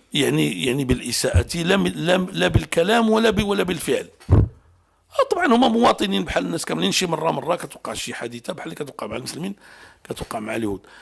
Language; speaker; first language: Arabic; native; Arabic